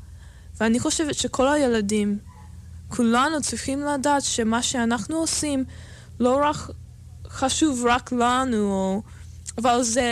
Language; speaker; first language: Hebrew; non-native, fluent; English